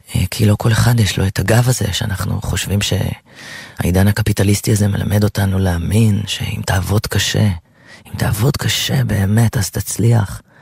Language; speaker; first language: Hebrew; native; Hebrew